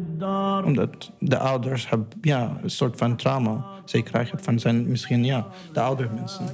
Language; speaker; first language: Dutch; non-native, learner; Arabic